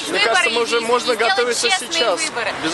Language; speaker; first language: Russian; native; Russian